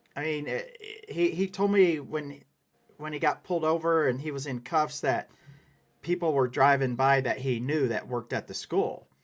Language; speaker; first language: English; native; English